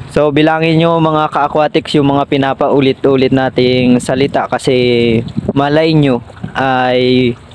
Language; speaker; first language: Filipino; non-native, local second language; Bikol